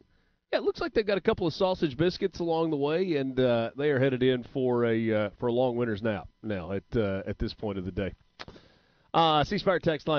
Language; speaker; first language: English; native; English